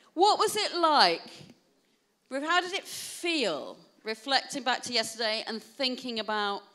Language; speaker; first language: English; native; English